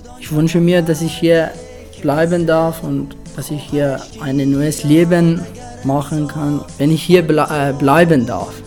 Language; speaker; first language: German; non-native, fluent; Persian